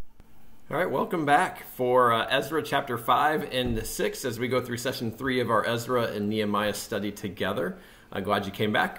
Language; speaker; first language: English; native; English